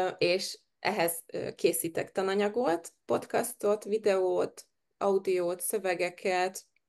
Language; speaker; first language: Hungarian; native; Hungarian